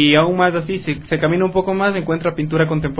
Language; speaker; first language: Spanish; native; Spanish